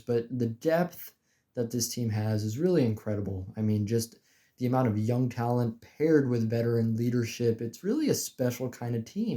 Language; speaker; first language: English; native; English